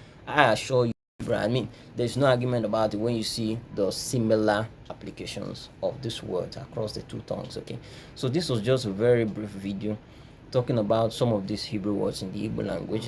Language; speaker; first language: English; non-native, local second language; Igbo